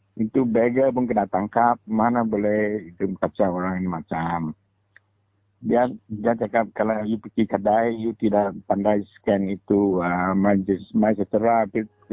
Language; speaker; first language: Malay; non-native, local second language; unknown